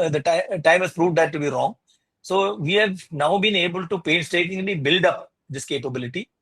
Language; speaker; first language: English; non-native, local second language; Malayalam